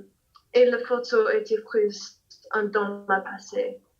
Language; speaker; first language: French; non-native, learner; English